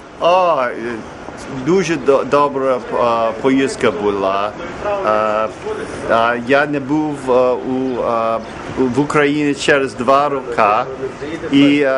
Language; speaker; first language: Ukrainian; non-native, learner; English